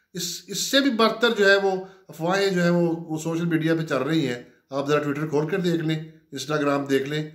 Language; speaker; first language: Urdu; non-native, local second language; Punjabi